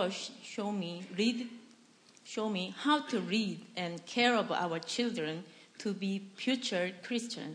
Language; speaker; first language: English; non-native, fluent; Korean